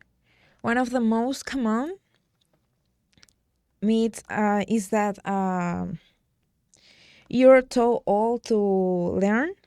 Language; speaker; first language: English; non-native, learner; Spanish